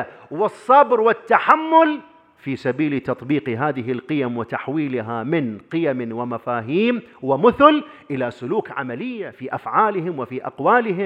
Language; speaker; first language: Arabic; native; Arabic